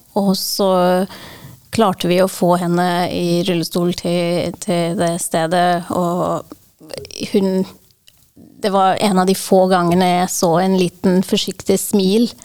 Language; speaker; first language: Norwegian; non-native, fluent; English